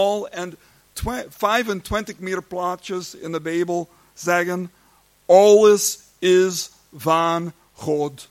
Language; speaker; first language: Dutch; non-native, learner; English